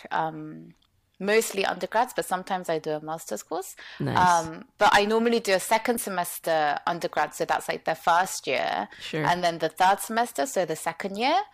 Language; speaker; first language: English; native; English